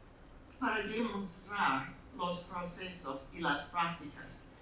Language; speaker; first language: Spanish; non-native, fluent; English